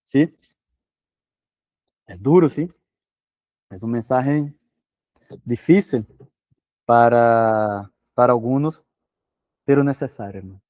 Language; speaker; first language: Spanish; non-native, fluent; Portuguese